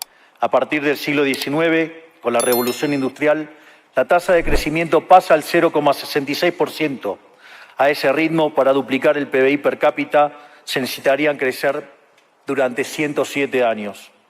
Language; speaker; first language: Spanish; native; Spanish